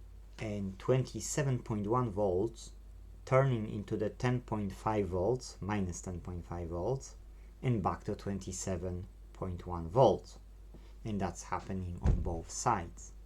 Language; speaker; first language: English; non-native, fluent; Polish